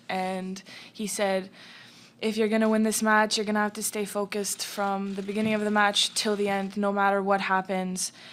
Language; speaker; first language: English; early bilingual, other home language; Romanian